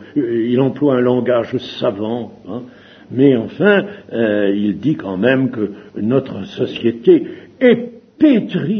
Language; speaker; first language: French; native; French